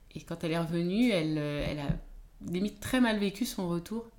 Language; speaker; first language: French; native; French